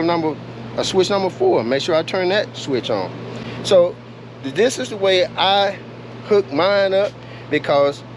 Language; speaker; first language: English; native; English